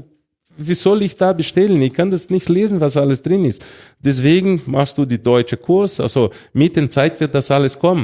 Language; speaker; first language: German; non-native, fluent; Portuguese